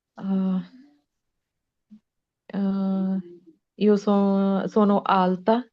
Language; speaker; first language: Italian; non-native, learner; Punjabi